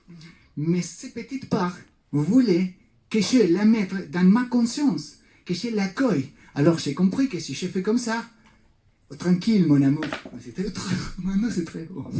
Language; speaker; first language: French; non-native, fluent; Spanish